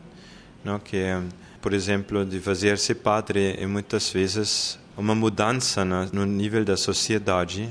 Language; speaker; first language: Portuguese; non-native, fluent; German